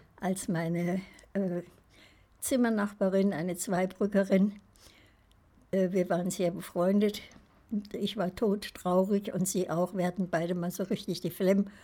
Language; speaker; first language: German; native; German